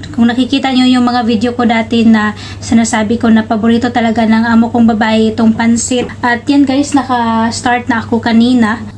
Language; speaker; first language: Filipino; non-native, local second language; Cebuano